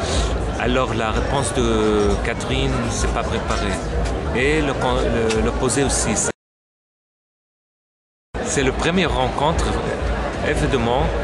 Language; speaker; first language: French; non-native, local second language; Arabic